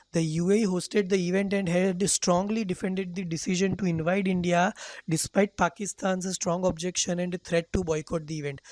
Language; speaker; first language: English; non-native, local second language; Gujarati